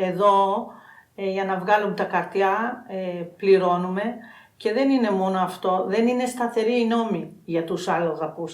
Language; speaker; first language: Greek; non-native, fluent; Albanian